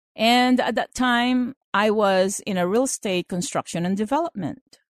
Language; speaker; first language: English; non-native, local second language; Filipino